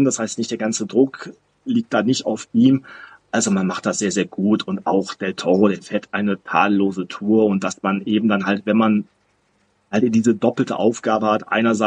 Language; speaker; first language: German; native; German